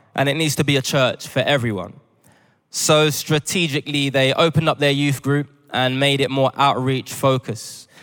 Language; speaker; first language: English; native; English